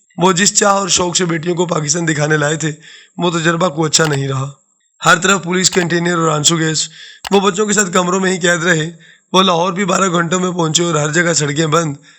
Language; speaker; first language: Urdu; non-native, local second language; Saraiki